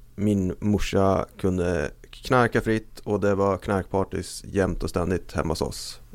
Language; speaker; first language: Swedish; native; Swedish